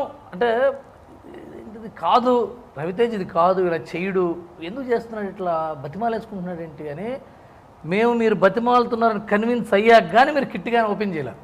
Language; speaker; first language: Telugu; native; Telugu